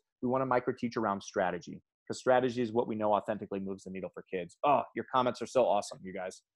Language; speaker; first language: English; native; English